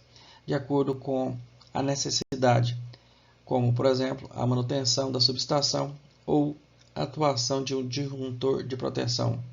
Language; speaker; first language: Portuguese; native; Portuguese